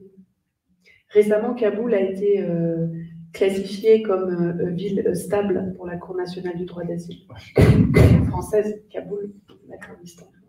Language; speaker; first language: French; native; French